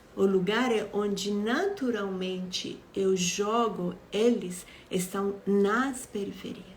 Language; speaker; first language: Portuguese; non-native, fluent; Italian